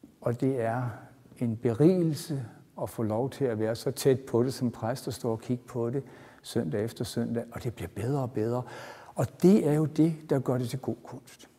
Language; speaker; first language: Danish; native; Danish